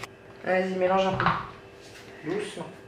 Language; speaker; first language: French; native; French